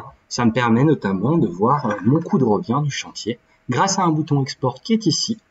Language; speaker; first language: French; native; French